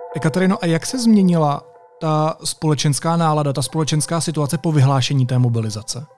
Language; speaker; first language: Czech; native; Czech